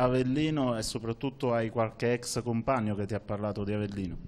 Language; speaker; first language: Italian; native; Italian